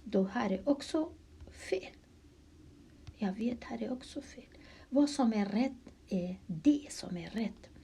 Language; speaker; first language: Swedish; non-native, fluent; Kurdish